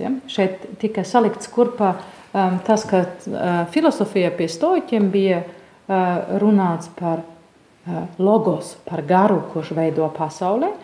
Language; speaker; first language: Latvian; non-native, fluent; German